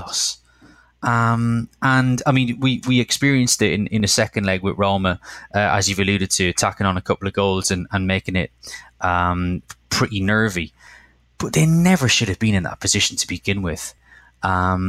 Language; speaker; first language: English; native; English